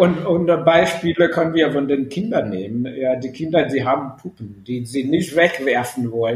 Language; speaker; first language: German; non-native, fluent; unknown